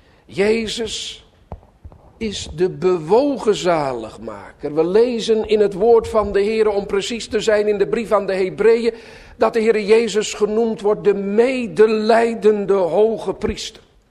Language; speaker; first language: Dutch; native; Dutch